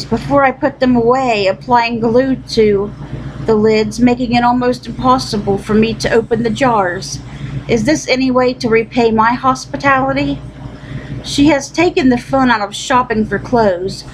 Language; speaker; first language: English; native; English